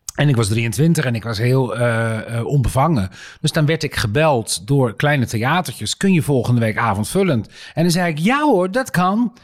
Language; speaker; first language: Dutch; native; Dutch